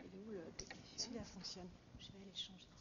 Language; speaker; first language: French; native; French